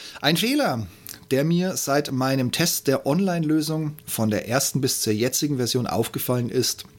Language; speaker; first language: German; native; German